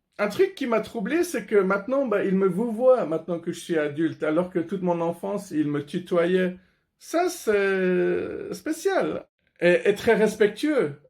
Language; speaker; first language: French; non-native, fluent; Persian